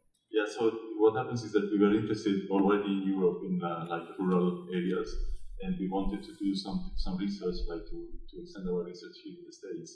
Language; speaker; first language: English; non-native, fluent; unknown